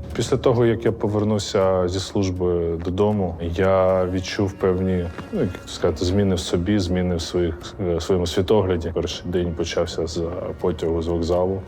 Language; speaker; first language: Ukrainian; native; Ukrainian